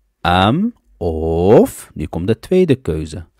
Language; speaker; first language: Dutch; early bilingual, other home language; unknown